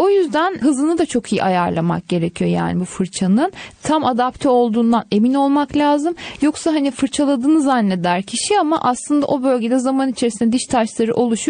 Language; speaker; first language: Turkish; native; Turkish